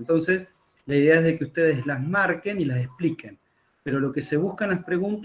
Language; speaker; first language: Spanish; native; Spanish